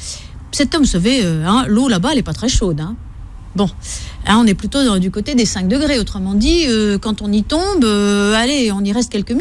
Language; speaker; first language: French; native; French